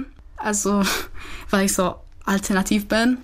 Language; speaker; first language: German; non-native, fluent; Czech